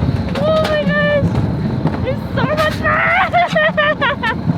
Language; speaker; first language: English; non-native, learner; Japanese